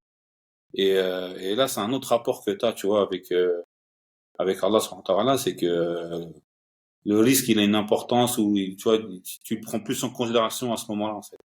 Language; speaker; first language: French; early bilingual, other home language; Turkish